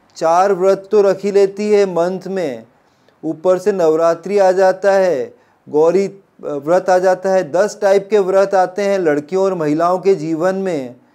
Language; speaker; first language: Hindi; native; Hindi